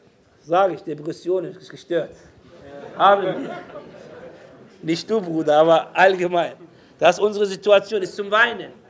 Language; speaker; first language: German; non-native, fluent; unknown